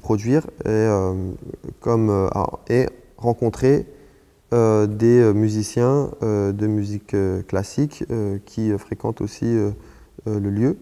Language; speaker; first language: French; native; French